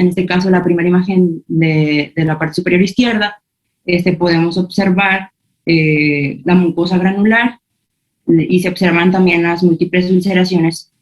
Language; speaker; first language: Spanish; native; Spanish